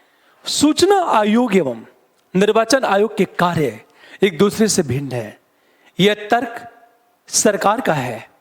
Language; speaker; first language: Hindi; native; Hindi